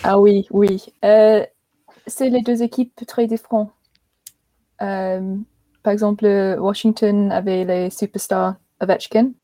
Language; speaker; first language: French; non-native, learner; English